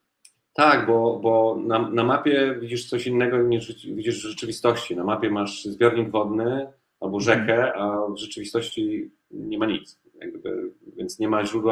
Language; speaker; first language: Polish; native; Polish